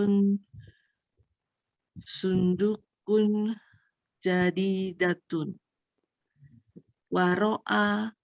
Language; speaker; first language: Arabic; non-native, learner; Indonesian